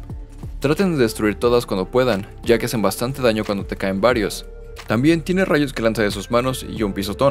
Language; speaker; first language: Spanish; native; Spanish